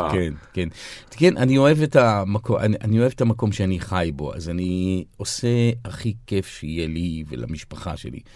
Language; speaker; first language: Hebrew; non-native, local second language; Arabic